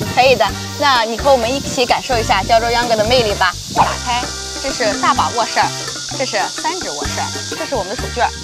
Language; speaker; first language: Chinese; native; Chinese